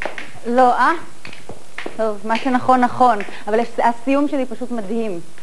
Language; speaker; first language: Hebrew; native; Hebrew